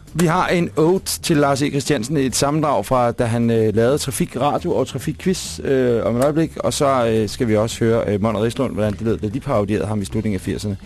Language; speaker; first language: Danish; native; Danish